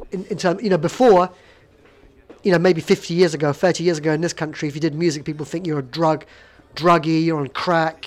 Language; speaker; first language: English; native; English